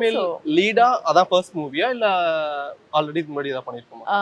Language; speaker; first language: Tamil; native; Tamil